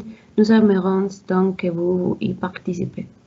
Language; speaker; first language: French; non-native, learner; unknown